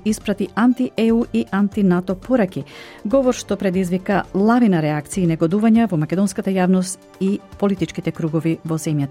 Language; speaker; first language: Macedonian; native; Macedonian